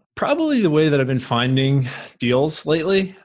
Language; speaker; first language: English; native; English